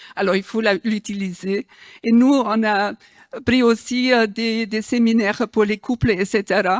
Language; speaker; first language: French; non-native, fluent; German